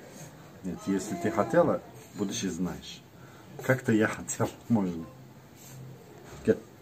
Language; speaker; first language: Russian; non-native, learner; Turkish